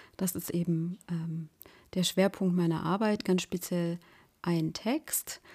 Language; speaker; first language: German; native; German